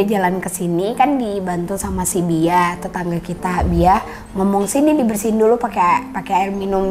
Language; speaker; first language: Indonesian; native; Indonesian